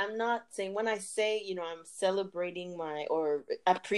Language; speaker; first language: English; non-native, local second language; Igbo